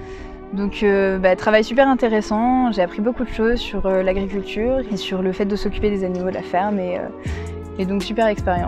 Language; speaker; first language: French; native; French